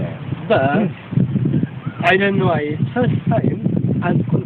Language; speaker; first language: English; non-native, learner; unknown